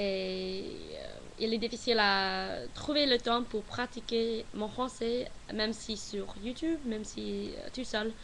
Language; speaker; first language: French; non-native, learner; English